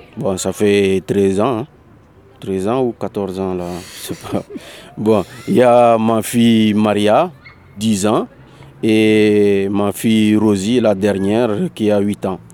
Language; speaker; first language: French; non-native, local second language; Wolof